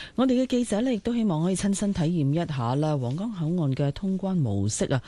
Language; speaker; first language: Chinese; non-native, local second language; Cantonese